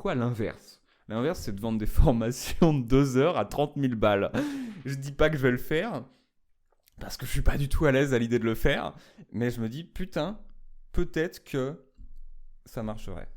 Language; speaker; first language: French; native; French